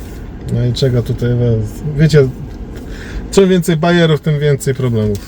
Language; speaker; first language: Polish; native; Polish